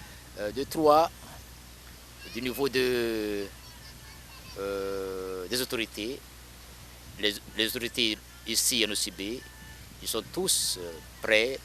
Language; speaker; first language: French; non-native, local second language; Malagasy